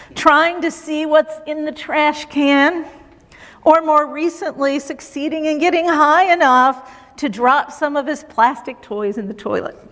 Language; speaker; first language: English; native; English